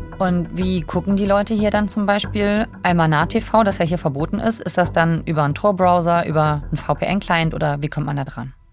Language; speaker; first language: German; native; German